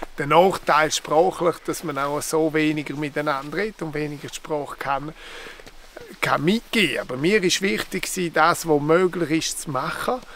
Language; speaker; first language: German; non-native, local second language; Romansh